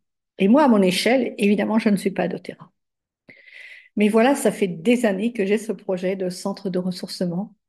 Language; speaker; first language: French; native; French